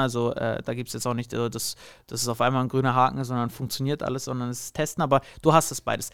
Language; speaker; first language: German; native; German